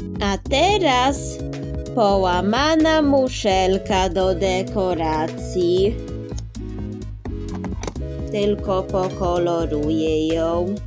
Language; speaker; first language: Polish; early bilingual, heritage; Polish